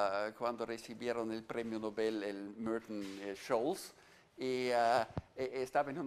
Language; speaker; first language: Spanish; non-native, fluent; German